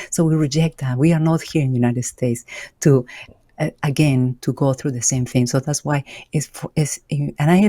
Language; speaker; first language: English; non-native, fluent; Spanish